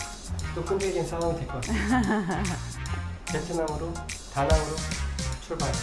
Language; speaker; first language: Korean; native; Korean